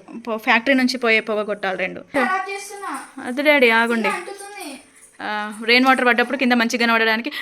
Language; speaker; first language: Telugu; native; Telugu